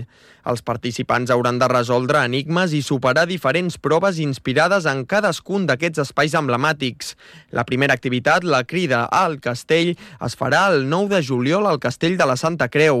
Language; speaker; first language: Catalan; native; Catalan